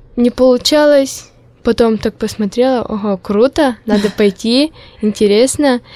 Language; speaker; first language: Russian; non-native, local second language; Udmurt